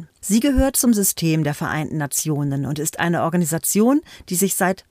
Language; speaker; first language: German; native; German